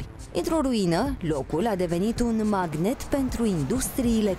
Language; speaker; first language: Romanian; native; Romanian